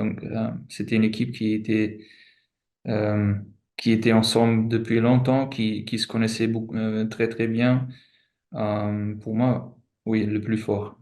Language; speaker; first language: French; non-native, fluent; German